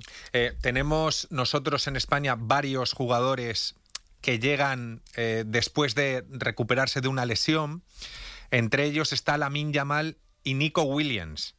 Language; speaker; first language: Spanish; native; Spanish